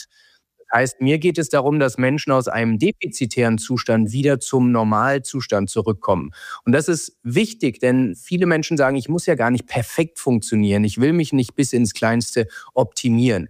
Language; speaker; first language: German; native; German